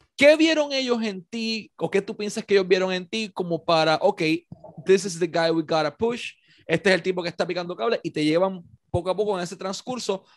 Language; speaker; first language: Spanish; native; Spanish